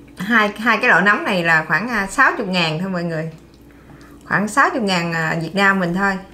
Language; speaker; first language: Vietnamese; native; Vietnamese